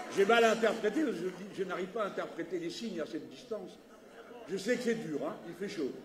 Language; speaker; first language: French; native; French